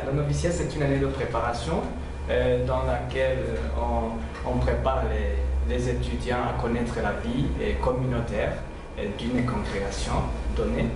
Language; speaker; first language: French; non-native, local second language; Rundi